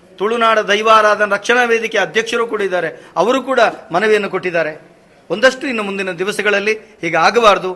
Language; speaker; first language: Kannada; non-native, local second language; Tulu